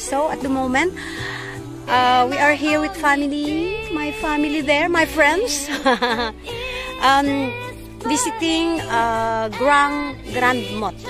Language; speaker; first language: English; non-native, learner; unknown